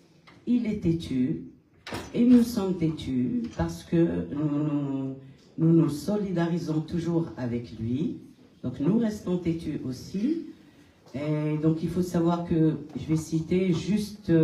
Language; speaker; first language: French; non-native, local second language; Kabyle